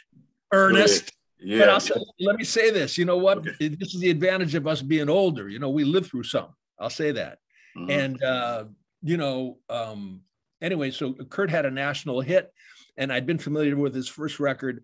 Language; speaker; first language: English; native; English